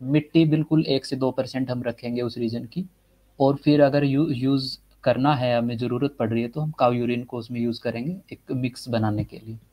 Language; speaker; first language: Hindi; native; Hindi